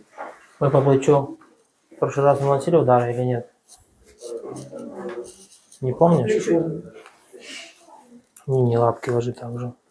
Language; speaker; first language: Russian; native; Russian